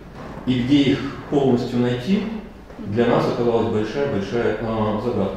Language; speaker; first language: Russian; native; Russian